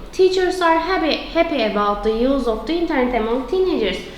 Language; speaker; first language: English; non-native, fluent; Turkish